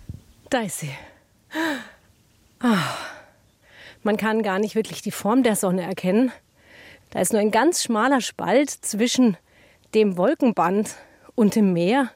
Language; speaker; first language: German; native; German